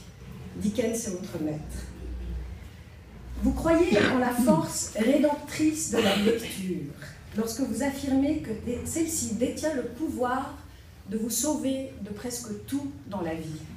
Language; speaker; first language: French; native; French